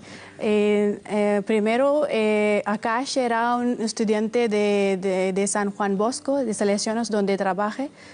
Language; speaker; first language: Spanish; non-native, fluent; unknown